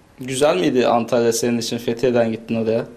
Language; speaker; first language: Turkish; native; Turkish